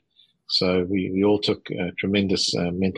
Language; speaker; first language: English; native; English